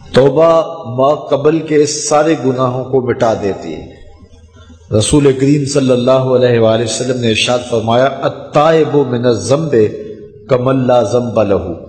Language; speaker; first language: Urdu; non-native, local second language; Punjabi